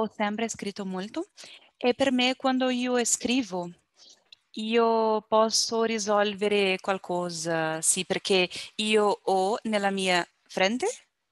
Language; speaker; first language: Italian; non-native, learner; Portuguese